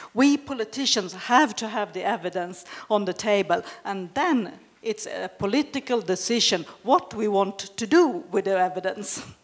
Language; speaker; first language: English; non-native, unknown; Swedish